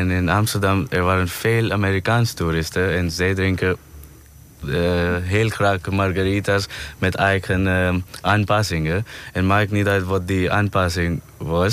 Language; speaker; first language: Dutch; non-native, fluent; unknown